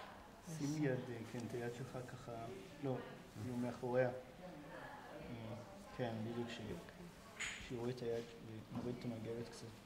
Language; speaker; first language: Hebrew; native; Hebrew